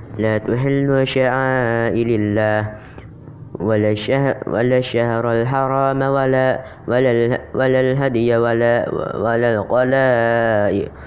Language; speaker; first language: Arabic; non-native, learner; Indonesian